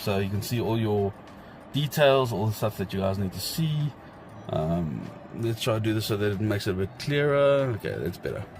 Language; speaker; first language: English; native; English